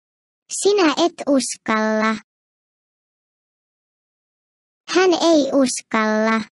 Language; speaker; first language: Finnish; non-native, fluent; Turkish